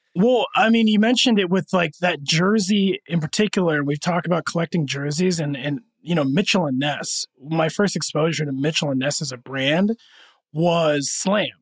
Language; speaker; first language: English; early bilingual, other home language; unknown